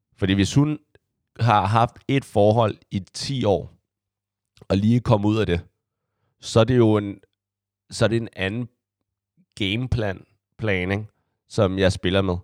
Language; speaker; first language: Danish; early bilingual, other home language; Chinese